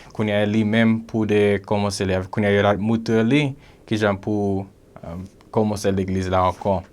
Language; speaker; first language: Haitian Creole; non-native, learner; English